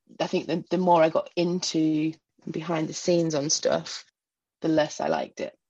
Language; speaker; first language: English; native; English